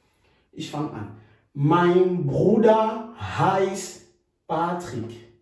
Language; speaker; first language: German; non-native, fluent; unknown